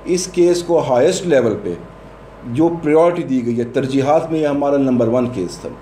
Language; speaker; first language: Urdu; non-native, local second language; Pashto